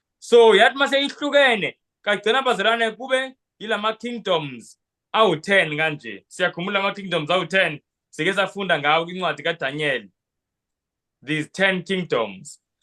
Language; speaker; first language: Zulu; non-native, local second language; Xhosa